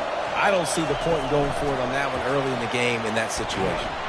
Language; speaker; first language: English; native; English